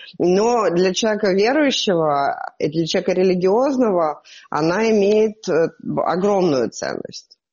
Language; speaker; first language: Russian; native; Russian